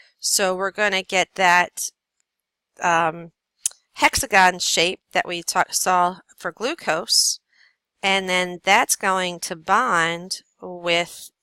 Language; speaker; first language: English; native; English